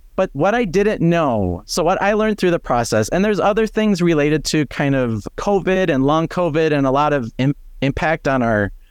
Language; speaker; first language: English; native; English